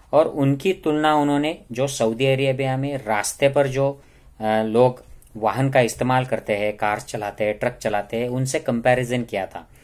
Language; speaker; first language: Hindi; non-native, local second language; Marathi